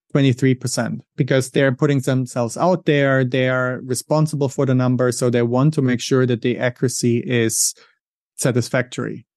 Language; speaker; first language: English; non-native, fluent; German